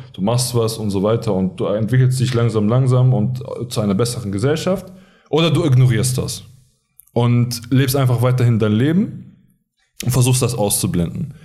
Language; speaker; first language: German; early bilingual, other home language; Arabic